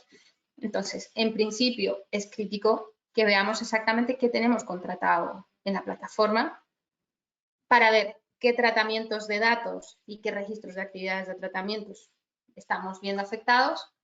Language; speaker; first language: Spanish; native; Spanish